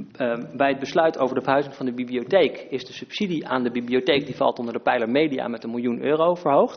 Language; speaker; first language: Dutch; native; Dutch